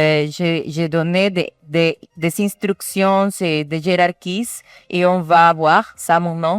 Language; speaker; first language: French; non-native, learner; Spanish